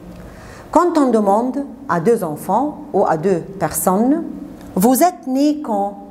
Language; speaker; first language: French; non-native, fluent; Arabic